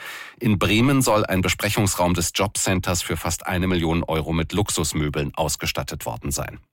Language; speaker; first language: German; native; German